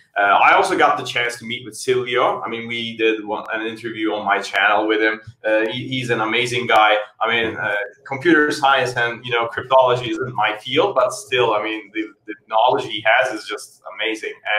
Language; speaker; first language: English; non-native, fluent; Turkish